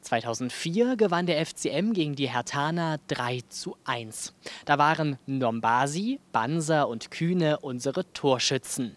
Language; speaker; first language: German; native; German